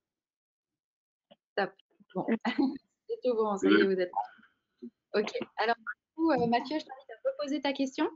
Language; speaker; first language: French; native; French